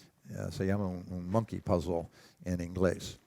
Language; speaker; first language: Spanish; non-native, learner; English